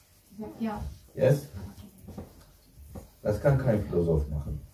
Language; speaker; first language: German; non-native, fluent; Turkish